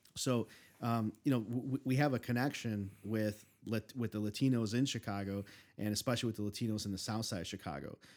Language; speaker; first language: English; native; English